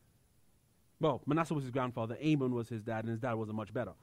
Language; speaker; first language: English; native; English